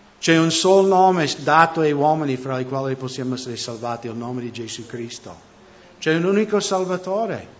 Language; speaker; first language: Italian; non-native, fluent; English